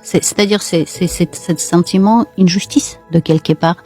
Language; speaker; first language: French; non-native, fluent; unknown